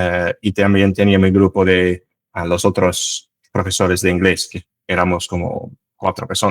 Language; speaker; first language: Spanish; non-native, fluent; English